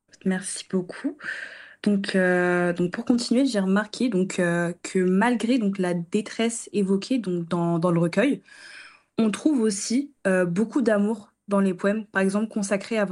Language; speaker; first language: French; early bilingual, other home language; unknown